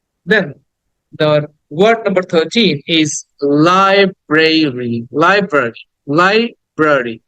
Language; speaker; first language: English; non-native, local second language; Bangla